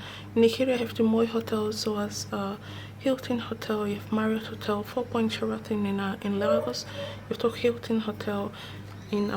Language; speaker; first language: Dutch; non-native, learner; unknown